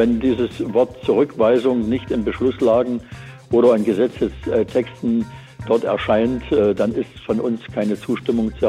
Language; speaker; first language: German; native; German